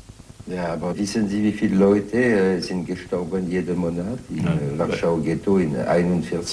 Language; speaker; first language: German; non-native, fluent; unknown